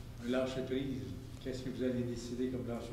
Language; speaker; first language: French; native; French